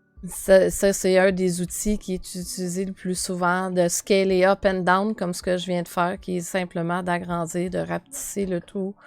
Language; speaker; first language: French; native; French